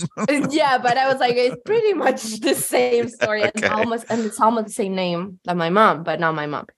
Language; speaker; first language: English; non-native, fluent; Spanish